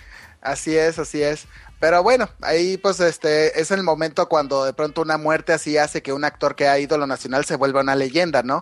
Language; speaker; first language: Spanish; native; Spanish